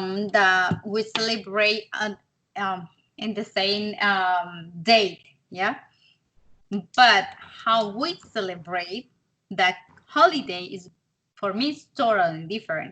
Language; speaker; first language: English; non-native, learner; Spanish